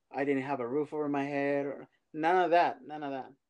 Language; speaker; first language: English; early bilingual, other home language; Spanish